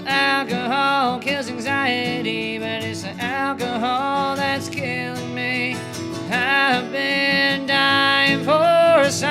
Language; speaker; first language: English; native; English